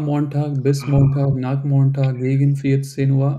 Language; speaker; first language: German; non-native, fluent; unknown